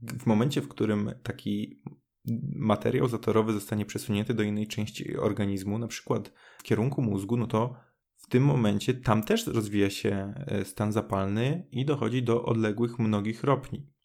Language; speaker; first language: Polish; native; Polish